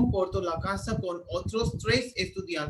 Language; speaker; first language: Spanish; non-native, fluent; Hindi